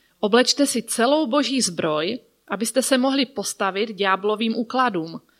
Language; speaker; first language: Czech; native; Czech